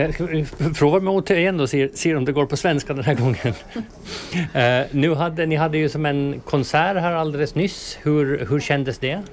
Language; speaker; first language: Swedish; native; Swedish